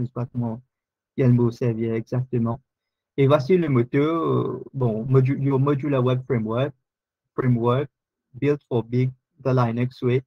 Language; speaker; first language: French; non-native, local second language; Morisyen